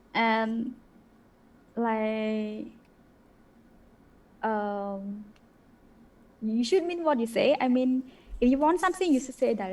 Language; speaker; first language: English; non-native, learner; Khmer